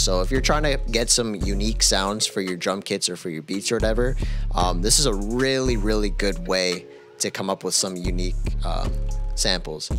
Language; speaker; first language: English; native; English